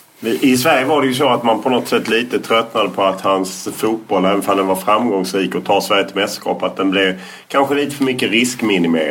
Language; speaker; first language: Swedish; native; Swedish